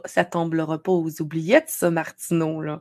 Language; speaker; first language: French; native; French